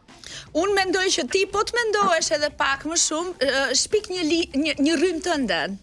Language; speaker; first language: Albanian; native; Albanian